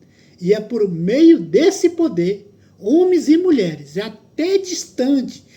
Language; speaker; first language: Portuguese; native; Portuguese